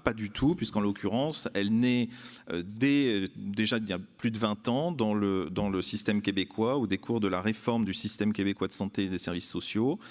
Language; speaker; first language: French; native; French